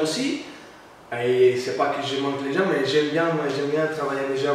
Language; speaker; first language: French; non-native, learner; Portuguese